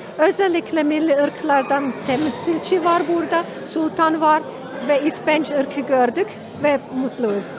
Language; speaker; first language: Turkish; non-native, fluent; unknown